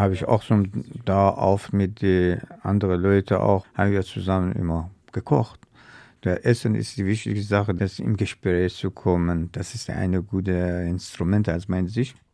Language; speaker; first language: German; non-native, learner; Persian